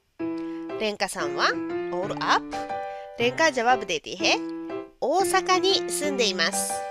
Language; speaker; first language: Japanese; non-native, fluent; Hindi